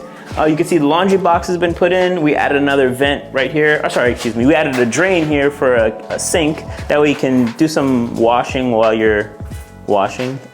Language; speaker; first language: English; native; English